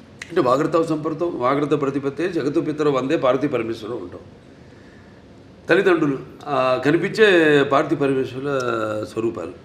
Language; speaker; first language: Telugu; native; Telugu